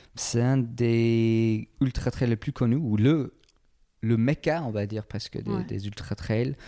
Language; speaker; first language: French; non-native, fluent; English